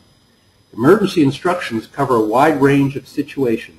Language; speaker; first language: English; native; English